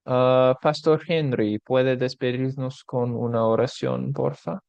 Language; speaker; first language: Spanish; non-native, fluent; English